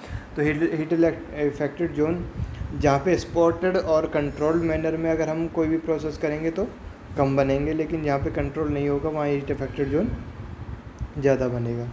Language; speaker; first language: Hindi; native; Hindi